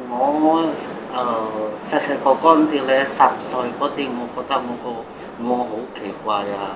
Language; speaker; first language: Cantonese; non-native, fluent; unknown